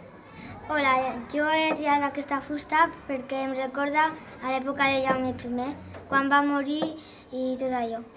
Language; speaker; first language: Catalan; early bilingual, other home language; Arabic